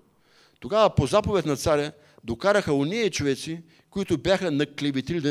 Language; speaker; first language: Bulgarian; native; Bulgarian